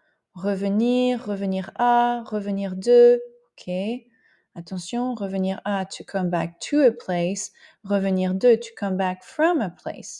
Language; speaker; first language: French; non-native, fluent; English